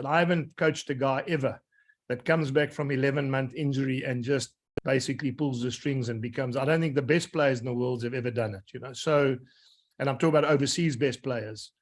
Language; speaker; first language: English; native; English